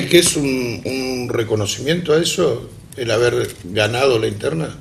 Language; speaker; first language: Spanish; native; Spanish